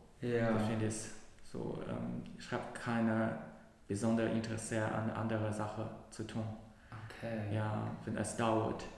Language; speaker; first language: German; non-native, learner; Cantonese